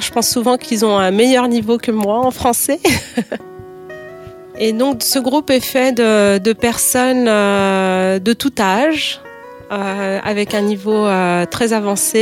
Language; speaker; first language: French; native; French